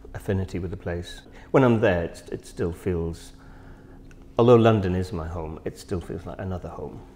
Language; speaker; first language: English; native; English